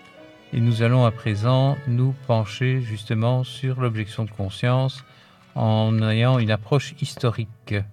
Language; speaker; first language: French; native; French